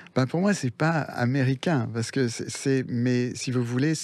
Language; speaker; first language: French; early bilingual, other home language; Spanish